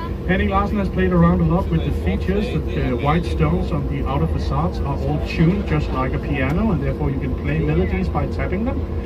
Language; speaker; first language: English; non-native, fluent; Danish